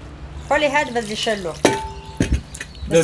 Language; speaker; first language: Hebrew; non-native, fluent; Amharic